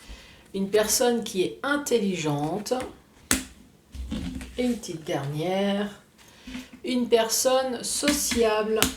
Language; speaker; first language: French; native; French